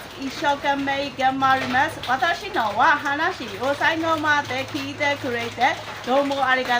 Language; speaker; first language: Japanese; non-native, learner; Burmese